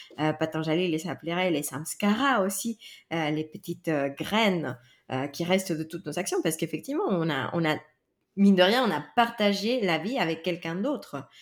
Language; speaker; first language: French; non-native, fluent; Spanish